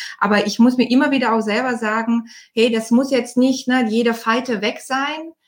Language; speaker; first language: German; non-native, fluent; Bulgarian